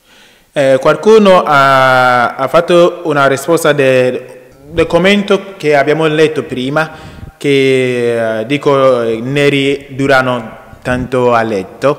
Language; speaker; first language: Italian; non-native, learner; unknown